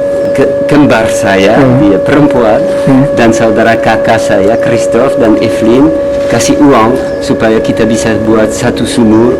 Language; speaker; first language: Indonesian; non-native, learner; French